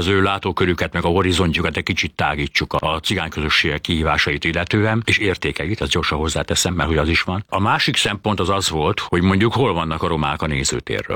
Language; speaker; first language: Hungarian; native; Hungarian